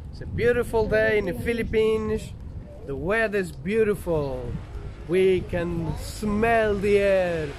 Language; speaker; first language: English; non-native, fluent; Portuguese